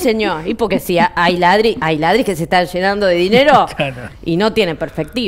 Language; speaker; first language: Spanish; native; Spanish